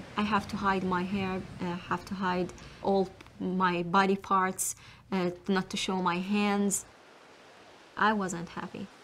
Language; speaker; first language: English; non-native, fluent; Arabic